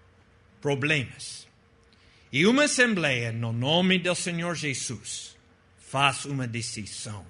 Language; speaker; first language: Portuguese; non-native, fluent; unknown